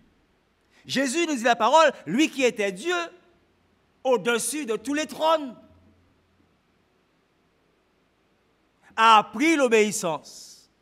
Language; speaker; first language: French; native; French